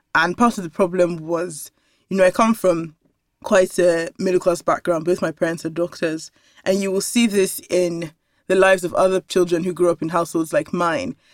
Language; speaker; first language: English; non-native, local second language; Yoruba